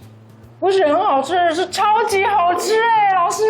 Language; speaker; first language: Chinese; native; Chinese